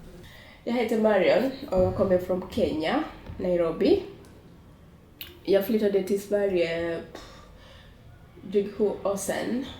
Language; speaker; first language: Swedish; non-native, fluent; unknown